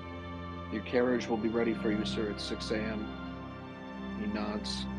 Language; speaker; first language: English; native; English